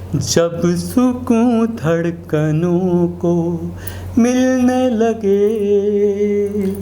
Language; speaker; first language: Hindi; native; Hindi